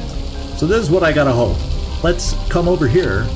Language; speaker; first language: English; native; English